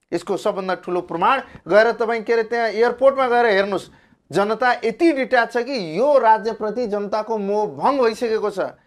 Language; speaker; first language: Nepali; non-native, local second language; Maithili